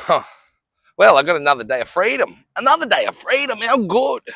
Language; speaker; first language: English; native; English